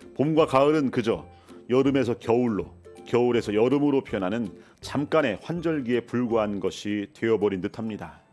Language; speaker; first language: Korean; native; Korean